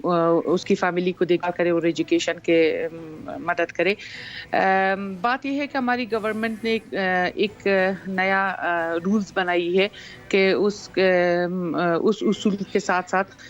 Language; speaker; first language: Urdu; non-native, fluent; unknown